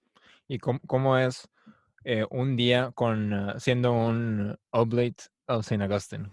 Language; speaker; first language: Spanish; native; Spanish